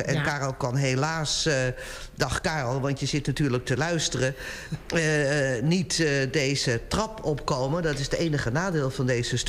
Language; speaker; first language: Dutch; native; Dutch